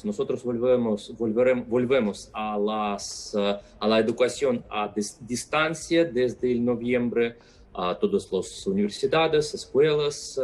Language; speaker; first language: Spanish; non-native, fluent; Russian